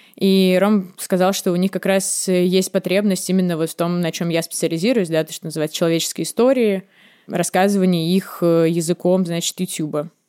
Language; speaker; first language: Russian; native; Russian